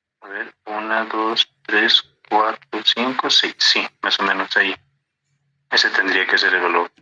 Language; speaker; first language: Spanish; native; Spanish